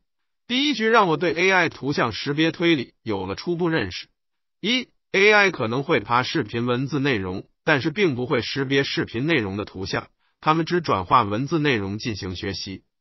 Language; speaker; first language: Chinese; native; Chinese